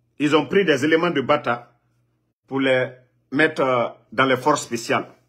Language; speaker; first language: French; non-native, local second language; Mandingo